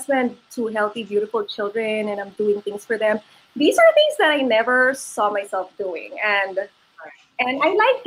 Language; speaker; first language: English; non-native, local second language; Filipino